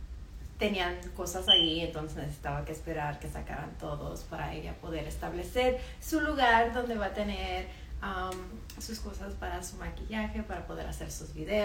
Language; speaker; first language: Spanish; early bilingual, heritage; Spanish